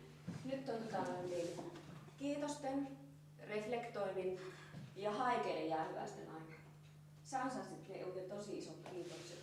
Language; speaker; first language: Finnish; native; Finnish